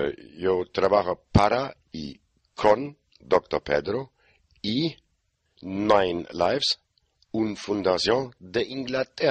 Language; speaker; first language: Spanish; non-native, learner; German